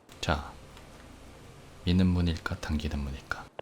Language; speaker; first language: Korean; native; Korean